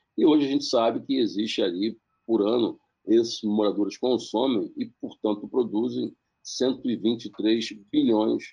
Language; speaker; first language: Portuguese; native; Portuguese